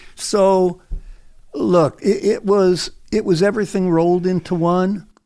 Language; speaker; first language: English; native; English